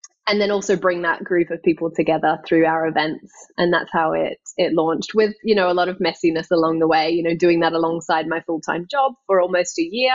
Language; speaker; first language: English; native; English